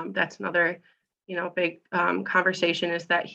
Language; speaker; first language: English; native; English